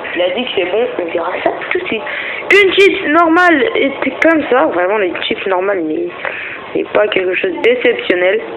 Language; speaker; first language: French; native; French